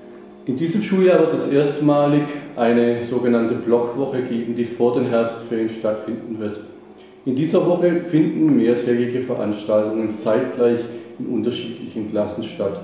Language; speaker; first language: German; native; German